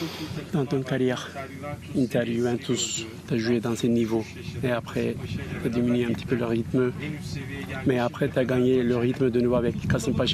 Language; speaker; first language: French; non-native, fluent; Turkish